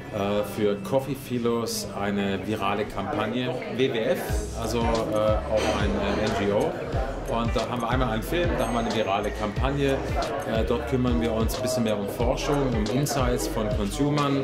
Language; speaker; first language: German; native; German